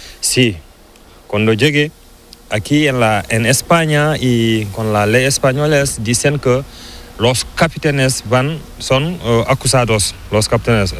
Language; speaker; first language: Spanish; non-native, learner; Fula